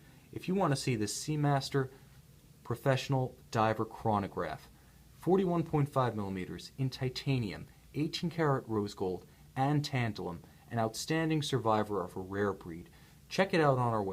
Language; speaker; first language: English; native; English